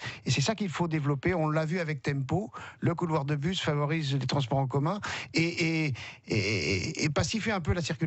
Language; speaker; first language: French; native; French